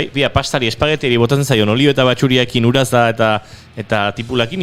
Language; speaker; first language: Basque; native; Basque